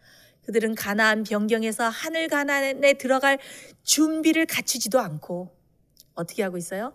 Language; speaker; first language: Korean; native; Korean